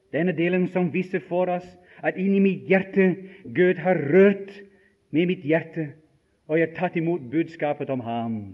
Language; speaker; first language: Norwegian; non-native, fluent; English